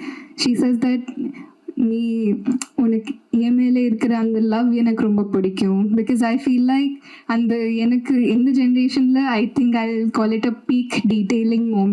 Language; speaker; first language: Tamil; non-native, learner; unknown